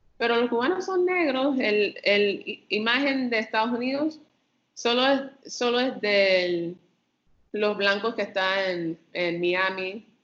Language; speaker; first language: Spanish; early bilingual, heritage; Spanish